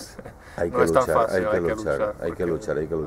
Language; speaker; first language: Spanish; native; Spanish